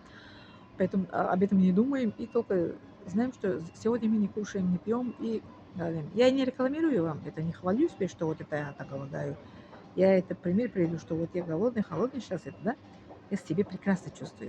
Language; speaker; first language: Russian; non-native, fluent; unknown